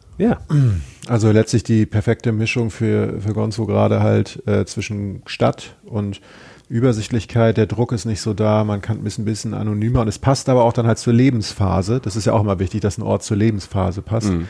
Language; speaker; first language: German; native; German